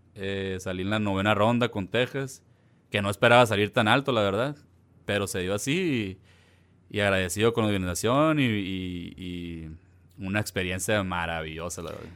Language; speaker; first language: Spanish; early bilingual, heritage; Spanish